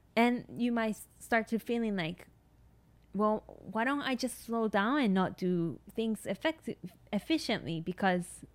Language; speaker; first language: English; non-native, fluent; Japanese